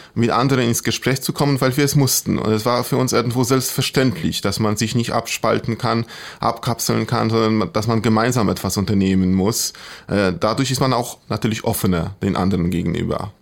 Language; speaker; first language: German; non-native, fluent; Polish